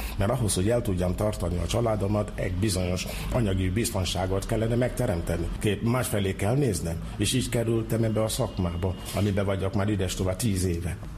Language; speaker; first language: Hungarian; non-native, fluent; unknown